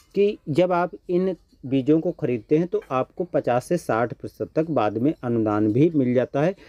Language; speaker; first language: Hindi; native; Hindi